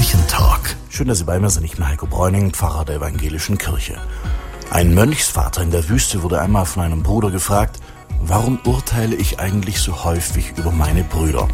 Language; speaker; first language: German; native; German